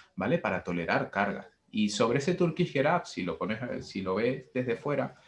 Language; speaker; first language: Spanish; native; Spanish